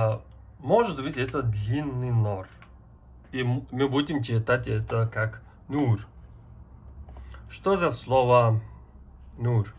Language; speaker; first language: Russian; non-native, learner; Mongolian